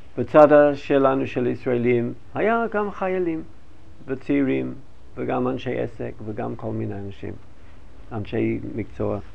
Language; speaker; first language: Hebrew; non-native, learner; English